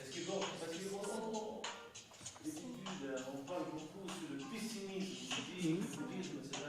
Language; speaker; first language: French; non-native, fluent; Russian